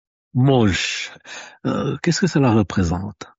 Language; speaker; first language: French; native; French